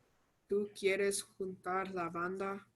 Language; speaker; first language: Spanish; non-native, learner; English